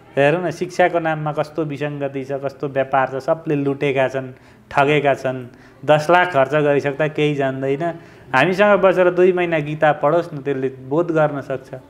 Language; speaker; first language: Nepali; native; Nepali